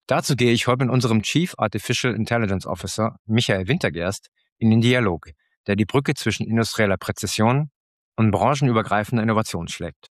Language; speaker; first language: German; native; German